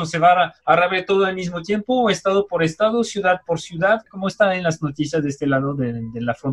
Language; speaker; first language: Spanish; native; Spanish